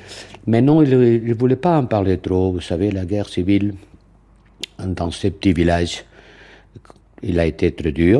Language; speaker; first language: French; non-native, fluent; Catalan